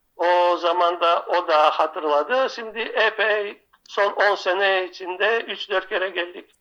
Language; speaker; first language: Turkish; non-native, local second language; Greek